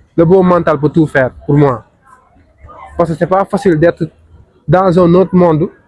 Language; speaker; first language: French; non-native, local second language; Wolof